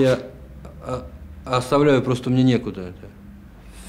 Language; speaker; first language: Russian; native; Russian